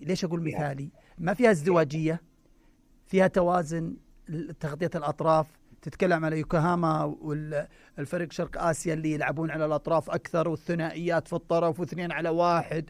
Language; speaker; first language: Arabic; native; Arabic